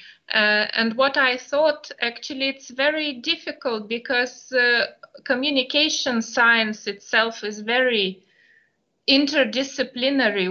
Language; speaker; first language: English; non-native, fluent; Lithuanian